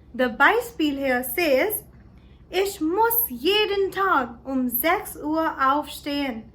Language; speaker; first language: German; non-native, learner; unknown